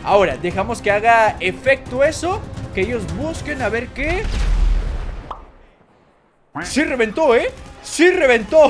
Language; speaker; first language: Spanish; native; Spanish